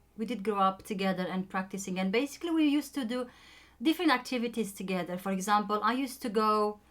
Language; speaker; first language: English; non-native, fluent; Romanian